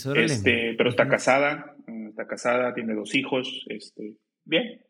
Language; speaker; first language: Spanish; native; Spanish